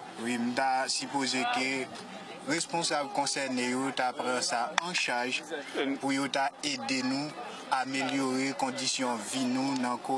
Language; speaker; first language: French; non-native, local second language; Haitian Creole